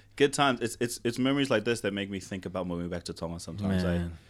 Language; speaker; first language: English; non-native, fluent; Tongan